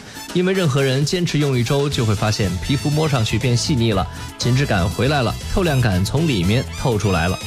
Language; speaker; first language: Chinese; native; Chinese